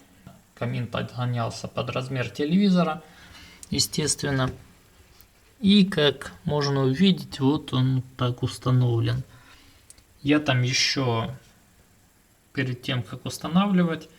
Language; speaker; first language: Russian; native; Russian